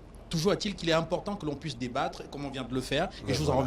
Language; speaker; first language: French; native; French